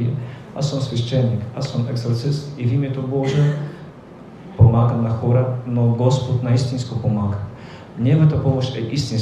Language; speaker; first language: Bulgarian; non-native, fluent; Polish